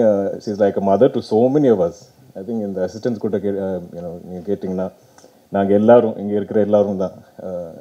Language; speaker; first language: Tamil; non-native, local second language; Malayalam